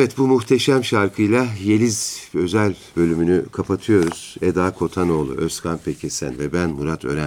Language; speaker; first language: Turkish; native; Turkish